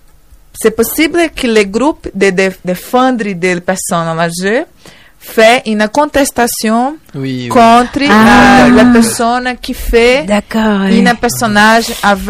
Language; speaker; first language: French; non-native, learner; Portuguese